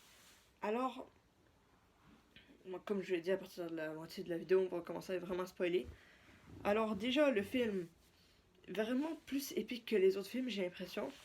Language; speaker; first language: French; native; French